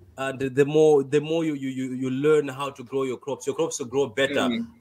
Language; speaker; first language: English; non-native, local second language; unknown